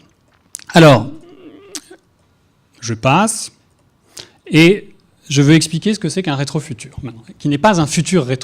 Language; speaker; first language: French; native; French